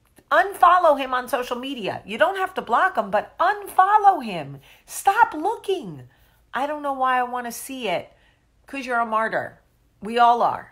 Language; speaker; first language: English; native; English